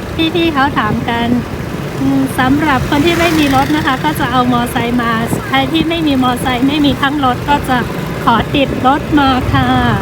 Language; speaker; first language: Thai; non-native, fluent; Shan